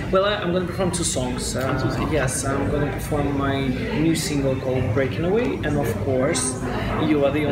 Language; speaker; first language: English; non-native, fluent; Russian